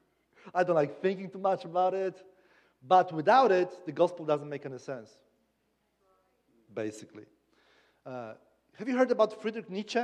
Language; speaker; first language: English; non-native, fluent; Polish